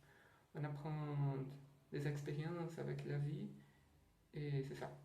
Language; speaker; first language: French; non-native, learner; Portuguese